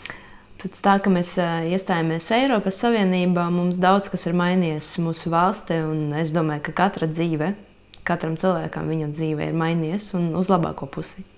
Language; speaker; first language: Latvian; non-native, local second language; Russian